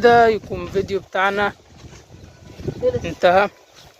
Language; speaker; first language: Arabic; native; Arabic